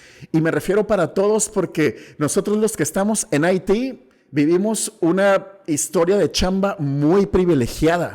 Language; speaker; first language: Spanish; native; Spanish